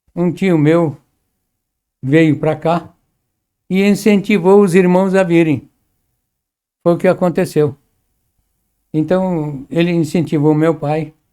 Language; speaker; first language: Portuguese; early bilingual, other home language; Arabic